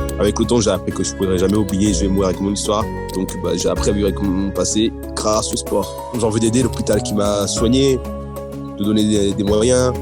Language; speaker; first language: French; early bilingual, other home language; Rundi